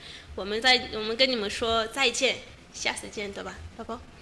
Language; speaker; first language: Chinese; non-native, fluent; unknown